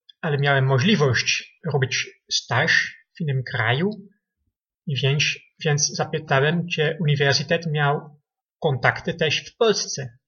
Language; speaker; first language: Polish; non-native, learner; Dutch